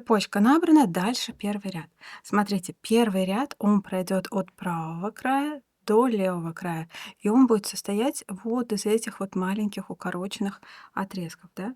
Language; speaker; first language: Russian; native; Russian